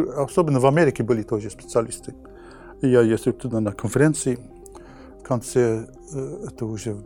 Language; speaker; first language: Russian; non-native, fluent; English